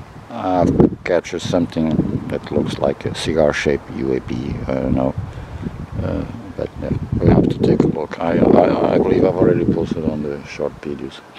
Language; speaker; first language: English; non-native, fluent; Portuguese